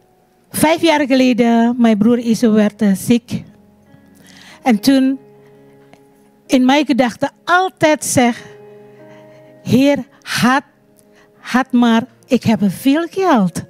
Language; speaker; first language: Dutch; non-native, learner; Indonesian